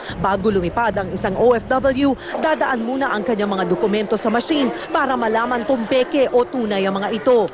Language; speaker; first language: Filipino; native; Filipino